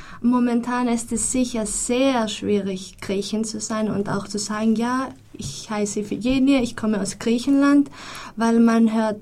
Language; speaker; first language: German; non-native, fluent; Greek